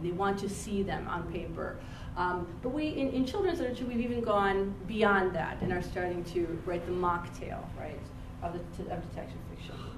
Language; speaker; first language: English; native; English